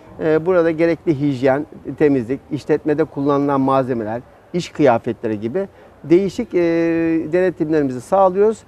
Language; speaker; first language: Turkish; native; Turkish